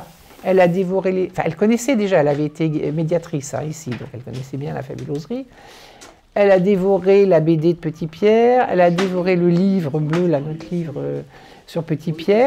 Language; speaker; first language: French; native; French